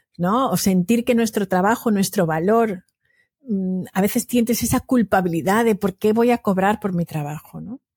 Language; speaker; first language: Spanish; native; Spanish